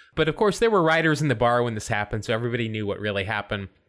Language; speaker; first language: English; native; English